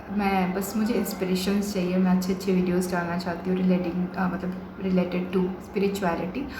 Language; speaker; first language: Hindi; non-native, local second language; Bangla